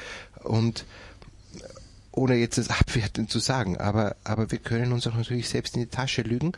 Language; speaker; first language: German; native; German